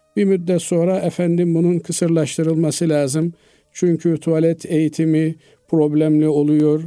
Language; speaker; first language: Turkish; native; Turkish